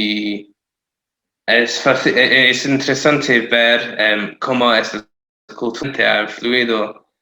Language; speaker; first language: Spanish; non-native, fluent; English